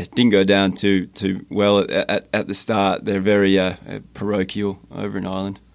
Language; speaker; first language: English; native; English